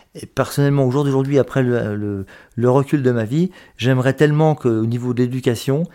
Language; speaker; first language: French; native; French